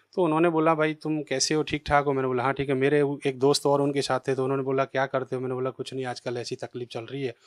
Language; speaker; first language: Hindi; native; Hindi